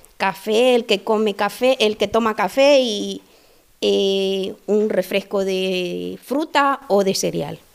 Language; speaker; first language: Spanish; native; Spanish